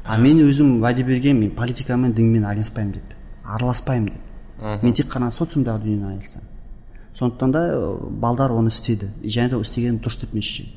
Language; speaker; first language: Kazakh; early bilingual, heritage; Kazakh